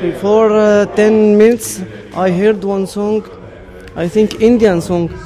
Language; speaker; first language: English; non-native, learner; Arabic